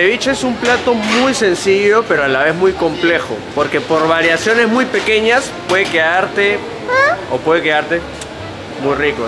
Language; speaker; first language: Spanish; native; Spanish